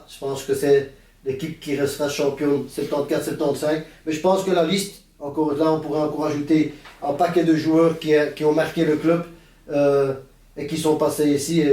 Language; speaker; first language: French; native; French